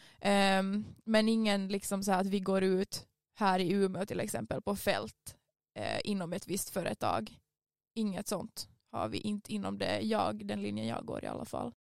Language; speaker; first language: Swedish; native; Swedish